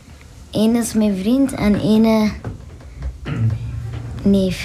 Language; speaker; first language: Dutch; early bilingual, other home language; Turkish